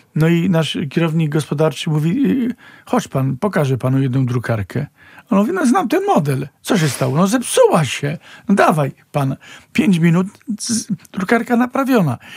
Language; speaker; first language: Polish; native; Polish